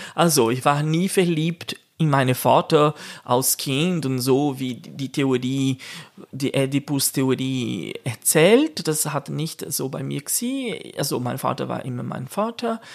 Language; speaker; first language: German; non-native, fluent; Portuguese